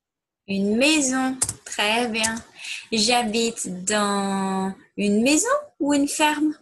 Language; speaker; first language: French; non-native, fluent; English